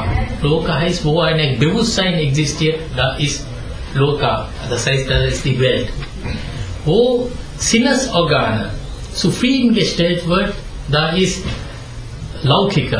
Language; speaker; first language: German; non-native, fluent; Sinhala